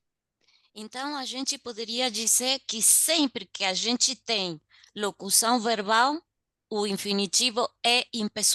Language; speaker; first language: Portuguese; non-native, learner; Spanish